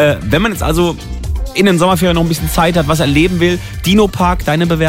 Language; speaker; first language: German; native; German